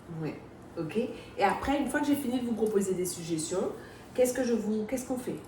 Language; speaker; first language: French; native; French